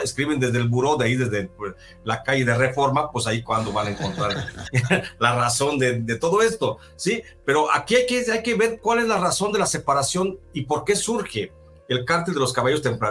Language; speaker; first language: Spanish; native; Spanish